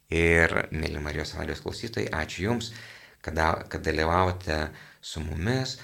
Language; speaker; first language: Lithuanian; native; Lithuanian